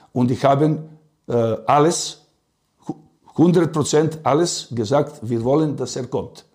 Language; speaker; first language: German; non-native, learner; Serbian